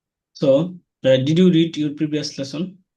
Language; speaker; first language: English; non-native, learner; Bangla